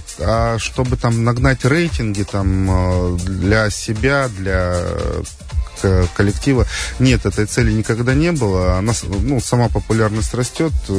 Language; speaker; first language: Russian; native; Russian